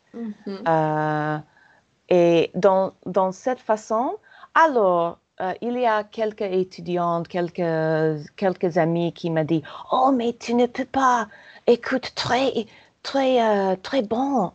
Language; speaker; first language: French; non-native, fluent; English